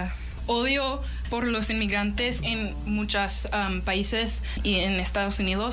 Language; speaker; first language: Spanish; non-native, learner; English